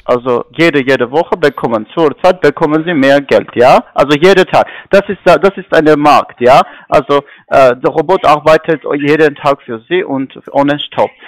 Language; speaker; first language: German; non-native, learner; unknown